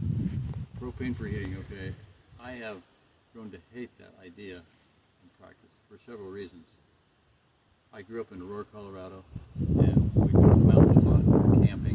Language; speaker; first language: English; native; English